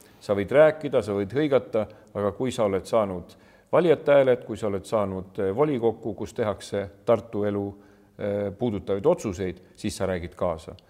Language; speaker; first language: Estonian; native; Estonian